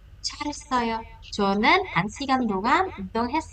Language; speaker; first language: Korean; non-native, fluent; Indonesian